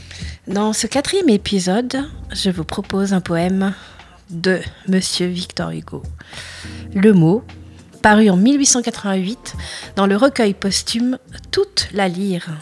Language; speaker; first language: French; native; French